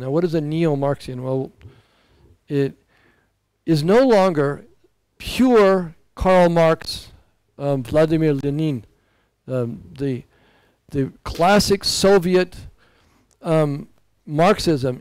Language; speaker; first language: English; native; English